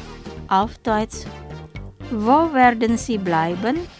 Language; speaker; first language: German; non-native, fluent; Indonesian